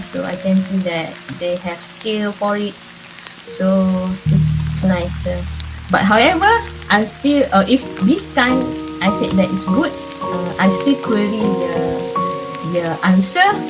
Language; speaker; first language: English; non-native, local second language; Malay